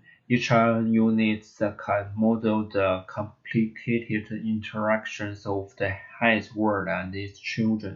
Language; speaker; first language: English; non-native, learner; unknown